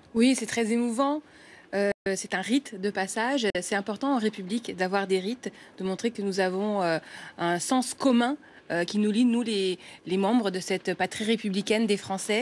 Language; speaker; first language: French; native; French